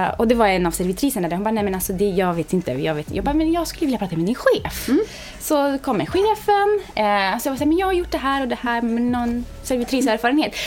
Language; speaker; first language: Swedish; non-native, fluent; Romanian